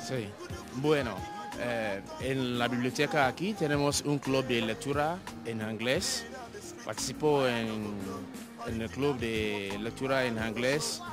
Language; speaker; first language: Spanish; non-native, fluent; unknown